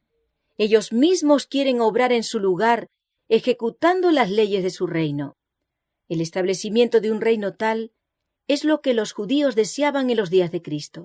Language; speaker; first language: Spanish; native; Spanish